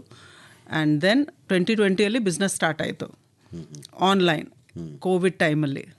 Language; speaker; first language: Kannada; non-native, local second language; Malayalam